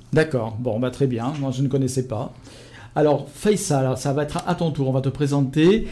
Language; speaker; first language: French; native; French